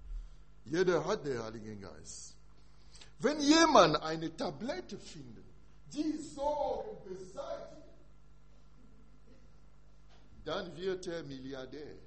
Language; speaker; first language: German; non-native, learner; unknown